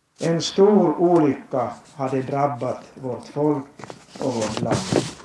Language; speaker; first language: Swedish; native; Swedish